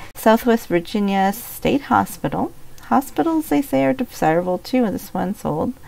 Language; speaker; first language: English; native; English